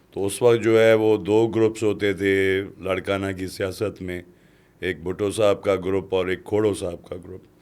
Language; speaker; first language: Urdu; non-native, local second language; Sindhi